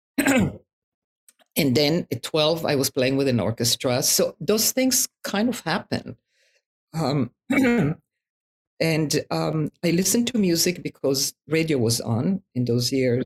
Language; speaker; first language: English; non-native, fluent; Hebrew